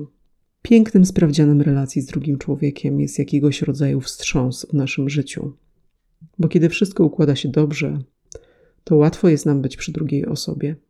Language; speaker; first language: Polish; native; Polish